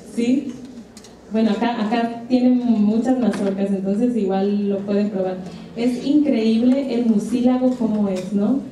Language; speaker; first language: Spanish; native; Spanish